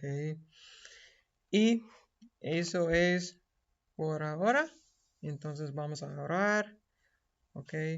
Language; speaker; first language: Spanish; non-native, fluent; English